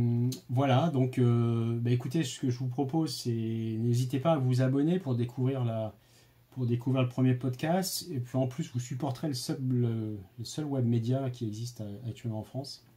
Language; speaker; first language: French; native; French